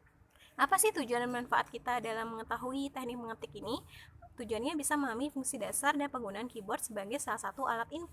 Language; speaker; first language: Indonesian; native; Indonesian